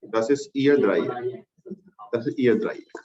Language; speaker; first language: German; non-native, fluent; Hindi